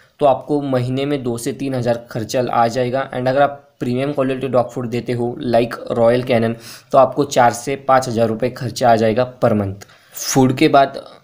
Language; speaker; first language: Hindi; native; Hindi